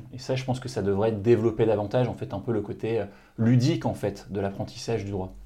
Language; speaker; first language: French; native; French